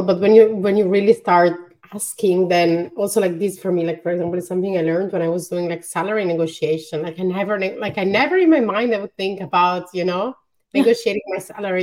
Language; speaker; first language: English; non-native, fluent; Italian